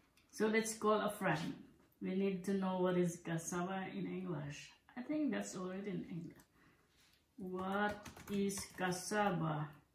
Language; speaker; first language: English; non-native, local second language; Filipino